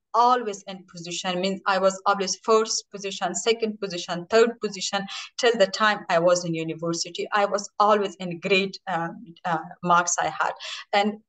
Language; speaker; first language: English; non-native, fluent; Persian